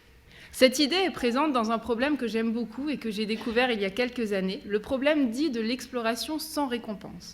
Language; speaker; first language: French; native; French